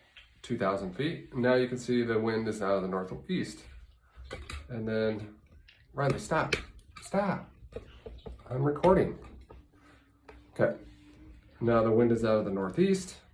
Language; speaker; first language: English; native; English